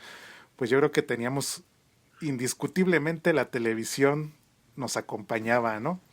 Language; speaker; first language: Spanish; native; Spanish